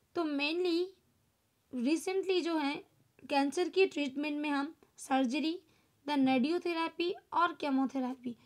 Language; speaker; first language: Hindi; non-native, local second language; Gujarati